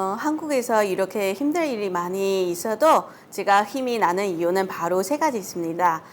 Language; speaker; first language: Korean; non-native, learner; Chinese